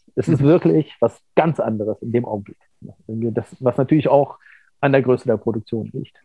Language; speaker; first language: German; native; German